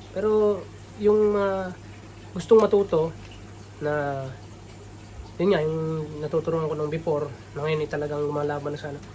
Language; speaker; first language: Filipino; native; Filipino